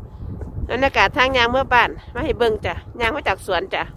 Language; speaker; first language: Thai; non-native, local second language; Lao